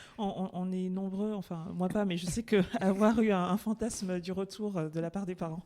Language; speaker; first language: French; native; French